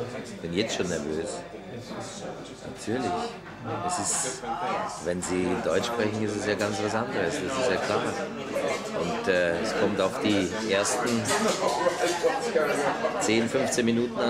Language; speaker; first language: German; native; German